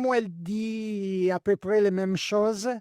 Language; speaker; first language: French; non-native, learner; Italian